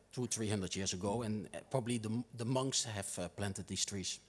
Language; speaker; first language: English; non-native, fluent; Dutch